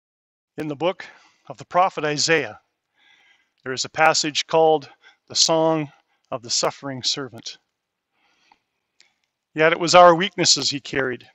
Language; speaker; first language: English; native; English